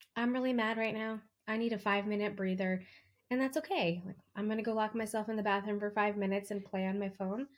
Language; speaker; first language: English; native; English